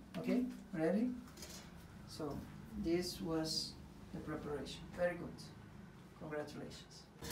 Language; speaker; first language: English; non-native, fluent; Portuguese